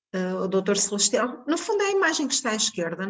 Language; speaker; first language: Portuguese; native; Portuguese